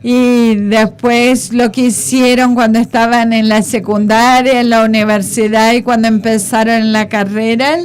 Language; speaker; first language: Spanish; non-native, fluent; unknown